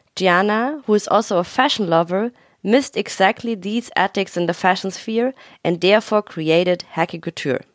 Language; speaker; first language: English; non-native, fluent; German